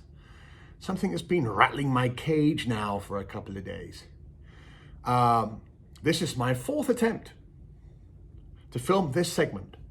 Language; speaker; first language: English; native; English